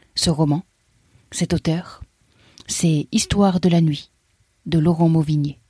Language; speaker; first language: French; native; French